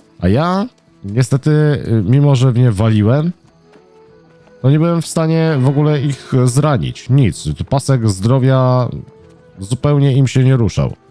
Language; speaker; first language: Polish; native; Polish